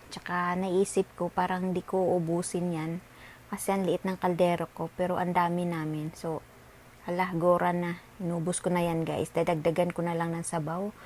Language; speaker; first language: Filipino; non-native, local second language; Cebuano